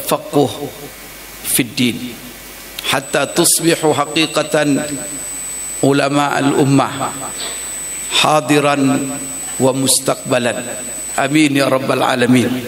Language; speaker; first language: Arabic; non-native, fluent; Indonesian